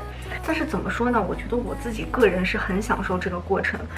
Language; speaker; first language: Chinese; native; Chinese